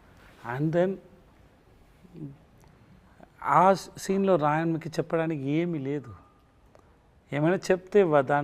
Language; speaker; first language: Telugu; non-native, learner; Tamil